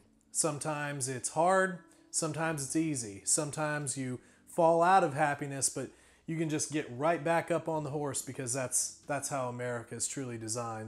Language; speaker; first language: English; native; English